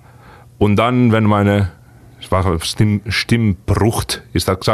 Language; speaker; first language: German; non-native, fluent; Finnish